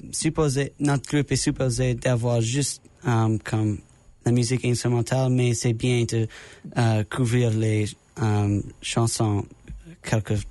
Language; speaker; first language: French; non-native, learner; English